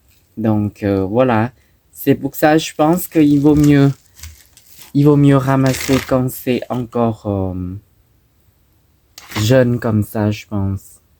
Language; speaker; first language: French; non-native, fluent; Thai